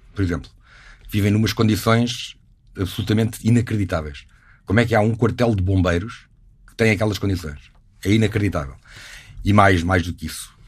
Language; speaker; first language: Portuguese; native; Portuguese